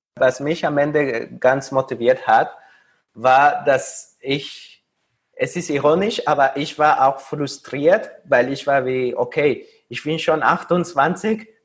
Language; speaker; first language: German; non-native, fluent; Spanish